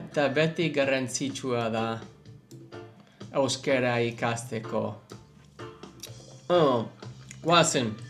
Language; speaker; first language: Basque; non-native, learner; English